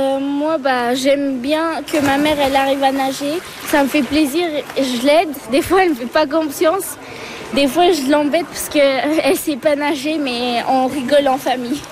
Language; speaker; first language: French; early bilingual, other home language; Turkish